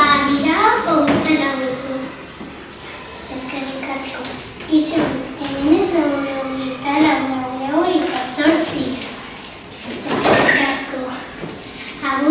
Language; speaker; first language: Basque; non-native, local second language; Spanish